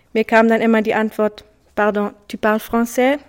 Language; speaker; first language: German; early bilingual, other home language; Swiss German